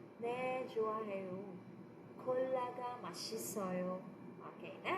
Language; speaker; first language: Korean; non-native, fluent; Filipino